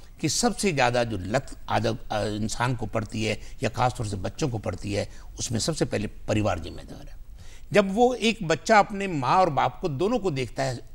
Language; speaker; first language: Hindi; native; Hindi